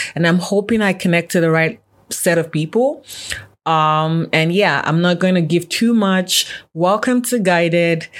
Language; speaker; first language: English; non-native, local second language; Yoruba